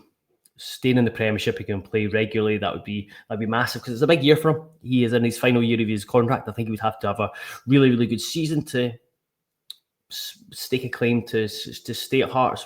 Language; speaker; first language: English; native; English